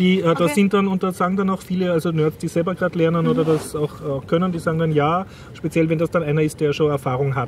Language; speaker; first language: German; native; German